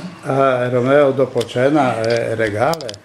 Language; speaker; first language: Italian; non-native, learner; Polish